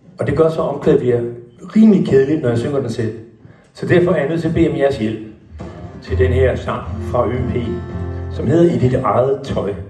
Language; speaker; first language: Danish; native; Danish